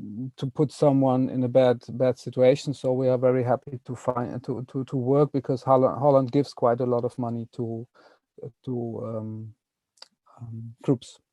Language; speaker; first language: English; non-native, fluent; Dutch